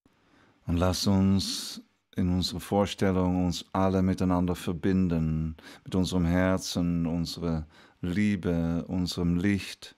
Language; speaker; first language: German; non-native, fluent; Dutch